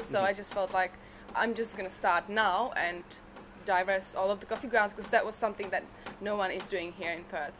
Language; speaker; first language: English; non-native, fluent; Czech